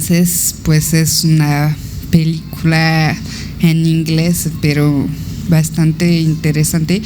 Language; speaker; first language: Spanish; non-native, fluent; French